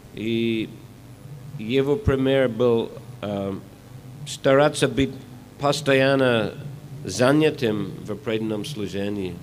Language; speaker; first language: Russian; non-native, fluent; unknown